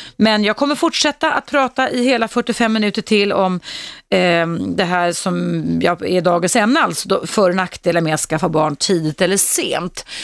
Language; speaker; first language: Swedish; native; Swedish